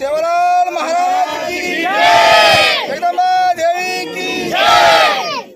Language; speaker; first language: Hindi; non-native, local second language; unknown